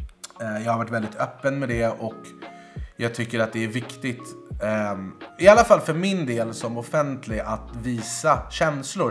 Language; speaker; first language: Swedish; native; Swedish